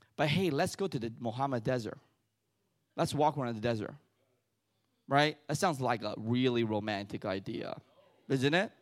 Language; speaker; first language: English; early bilingual, other home language; Chinese